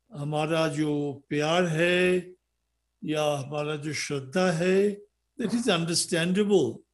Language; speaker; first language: Hindi; non-native, local second language; Bangla